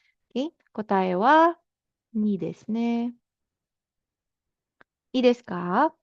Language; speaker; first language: Japanese; non-native, fluent; Filipino